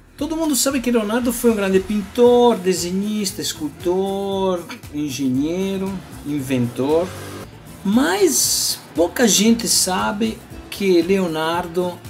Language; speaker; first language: Portuguese; non-native, fluent; Italian